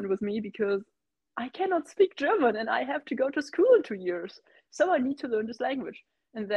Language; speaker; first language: English; non-native, fluent; German